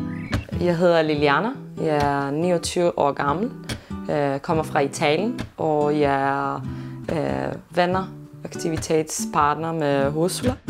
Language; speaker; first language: Danish; non-native, fluent; Italian